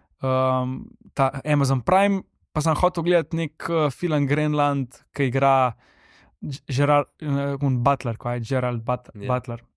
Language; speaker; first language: Slovenian; non-native, local second language; Serbian